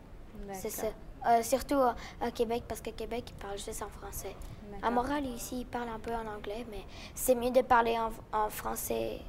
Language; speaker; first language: French; early bilingual, other home language; Spanish